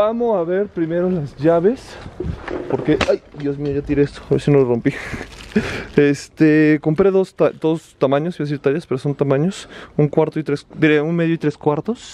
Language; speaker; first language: Spanish; native; Spanish